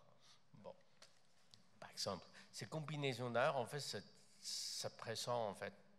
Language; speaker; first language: French; non-native, fluent; Chinese